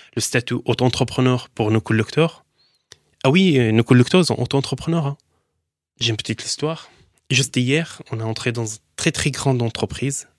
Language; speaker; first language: French; non-native, learner; Arabic